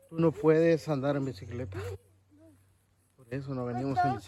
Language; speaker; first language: Spanish; native; Spanish